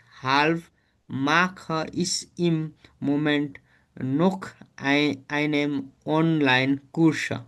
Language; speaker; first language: German; non-native, learner; Nepali